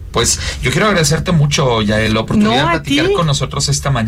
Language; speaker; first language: Spanish; native; Spanish